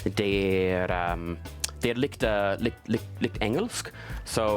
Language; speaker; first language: Norwegian; non-native, learner; English